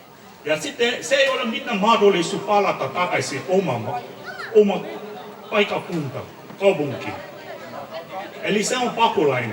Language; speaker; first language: Finnish; non-native, fluent; Burmese